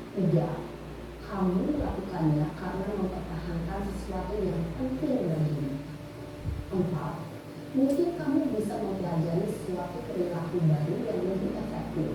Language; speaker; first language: Indonesian; native; Indonesian